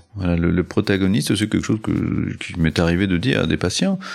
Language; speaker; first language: French; early bilingual, other home language; Spanish